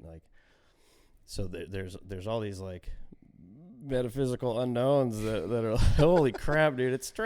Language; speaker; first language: English; native; English